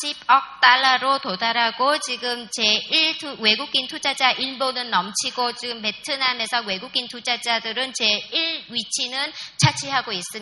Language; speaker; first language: Korean; non-native, fluent; Vietnamese